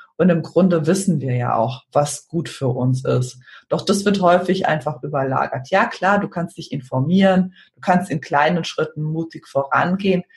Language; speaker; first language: German; native; German